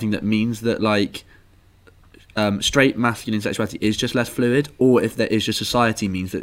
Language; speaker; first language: English; native; English